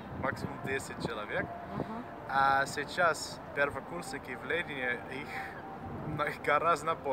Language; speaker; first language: Russian; non-native, fluent; Dutch